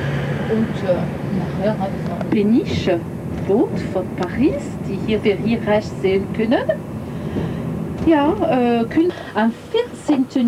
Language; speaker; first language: German; non-native, fluent; French